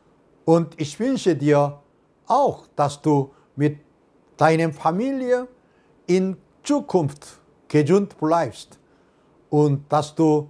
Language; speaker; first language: German; non-native, fluent; Korean